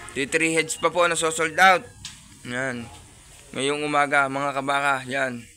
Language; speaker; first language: Filipino; native; Filipino